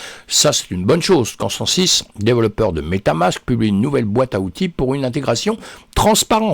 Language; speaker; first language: French; native; French